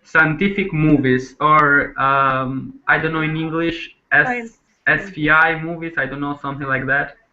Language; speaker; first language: English; non-native, fluent; Albanian